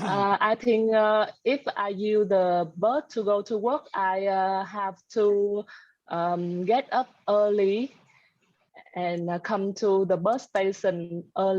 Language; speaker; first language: English; non-native, learner; Vietnamese